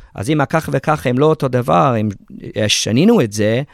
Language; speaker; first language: Hebrew; early bilingual, other home language; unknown